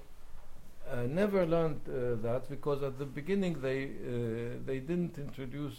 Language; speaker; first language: English; non-native, fluent; Arabic